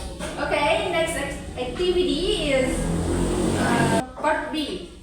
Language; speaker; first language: English; non-native, learner; Indonesian